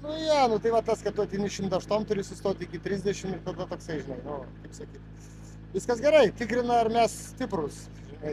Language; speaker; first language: Lithuanian; native; Lithuanian